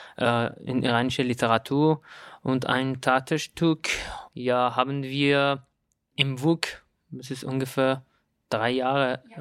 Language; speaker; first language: German; non-native, learner; Persian